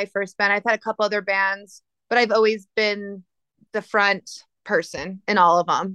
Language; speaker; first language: English; native; English